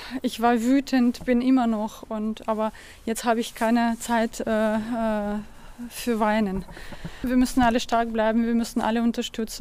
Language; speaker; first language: German; non-native, fluent; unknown